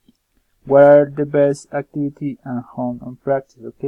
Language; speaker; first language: English; non-native, learner; Spanish